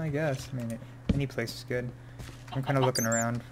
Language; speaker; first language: English; native; English